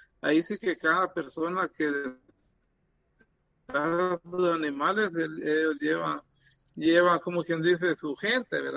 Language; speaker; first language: Spanish; native; Spanish